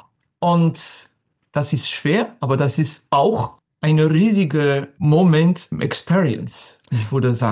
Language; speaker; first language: German; non-native, learner; French